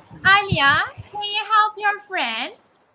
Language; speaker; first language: English; non-native, fluent; Turkish